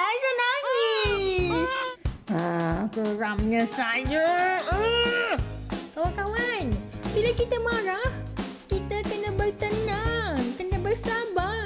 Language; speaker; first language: Malay; native; Malay